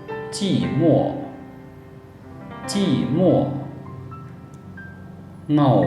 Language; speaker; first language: Chinese; non-native, fluent; Lao